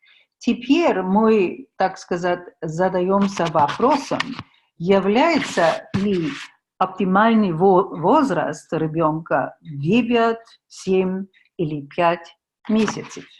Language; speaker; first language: Russian; non-native, fluent; German